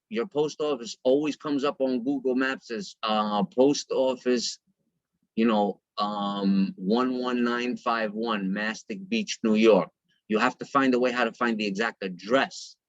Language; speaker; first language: English; native; English